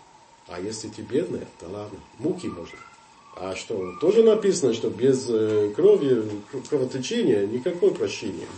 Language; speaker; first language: Russian; non-native, fluent; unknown